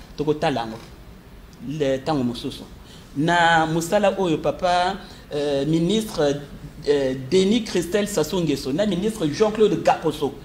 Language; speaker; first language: Lingala; native; Lingala